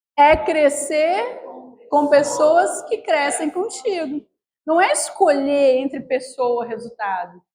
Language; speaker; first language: Portuguese; native; Portuguese